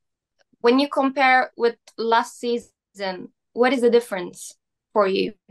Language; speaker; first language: English; non-native, learner; Turkish